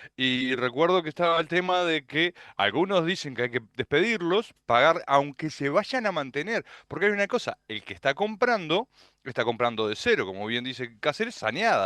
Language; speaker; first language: Spanish; native; Spanish